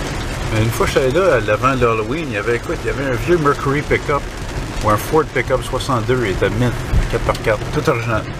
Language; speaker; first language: French; non-native, local second language; English